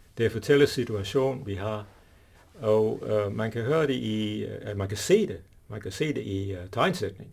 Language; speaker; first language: Danish; non-native, fluent; English